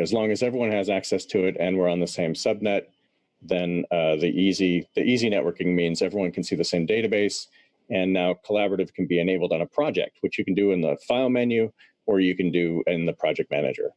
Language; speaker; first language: English; native; English